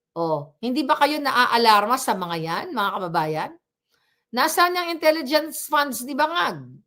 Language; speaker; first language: Filipino; non-native, local second language; Cebuano